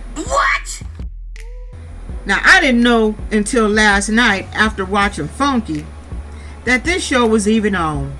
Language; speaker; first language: English; native; English